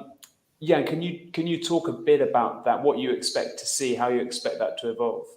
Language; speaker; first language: English; native; English